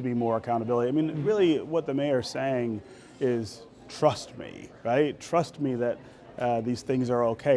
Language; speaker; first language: English; native; English